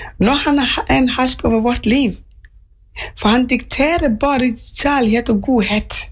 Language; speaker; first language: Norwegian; non-native, fluent; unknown